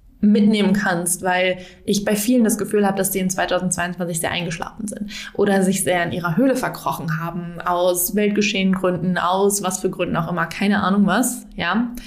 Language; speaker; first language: German; native; German